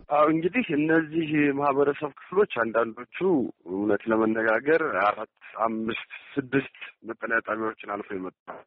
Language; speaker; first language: Amharic; native; Amharic